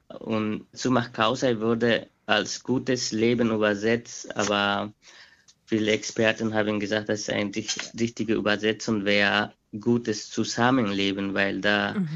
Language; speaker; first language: German; non-native, fluent; Quechua